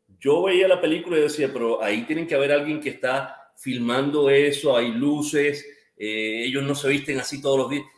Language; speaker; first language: Spanish; native; Spanish